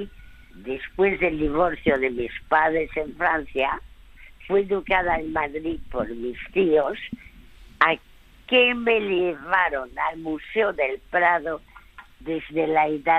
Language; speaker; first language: Spanish; early bilingual, other home language; French